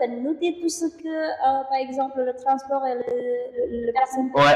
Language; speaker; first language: French; non-native, fluent; Indonesian